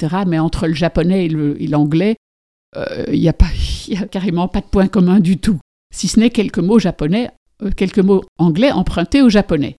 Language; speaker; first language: French; native; French